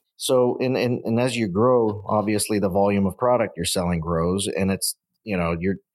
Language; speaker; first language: English; native; English